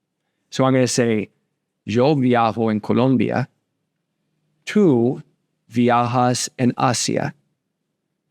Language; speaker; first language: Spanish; non-native, fluent; English